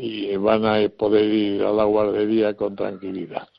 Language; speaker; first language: Spanish; native; Spanish